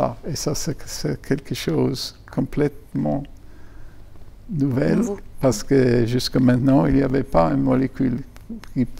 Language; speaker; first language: French; non-native, fluent; German